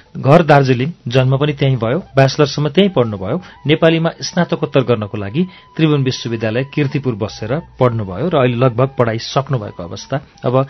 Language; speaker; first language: Nepali; native; Nepali